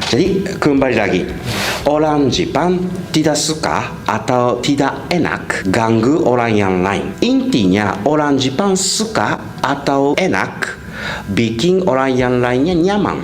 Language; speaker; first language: Indonesian; non-native, fluent; Japanese